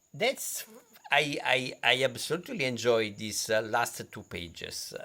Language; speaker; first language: English; non-native, fluent; Italian